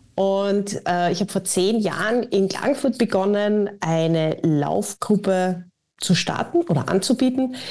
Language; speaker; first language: German; native; German